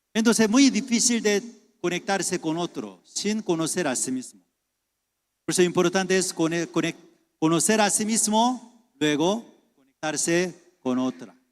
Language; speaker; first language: Spanish; non-native, fluent; Korean